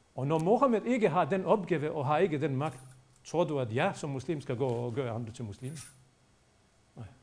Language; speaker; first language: Danish; non-native, fluent; Bosnian